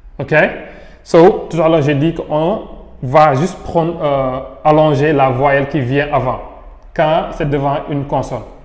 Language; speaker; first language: French; non-native, local second language; Wolof